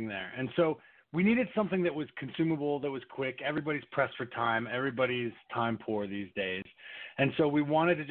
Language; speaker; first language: English; native; English